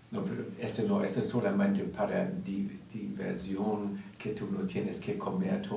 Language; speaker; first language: Spanish; non-native, learner; German